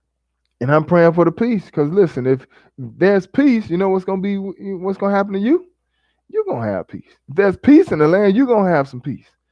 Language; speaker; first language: English; native; English